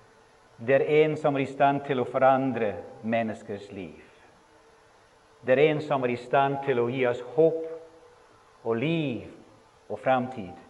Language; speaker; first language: Norwegian; non-native, fluent; English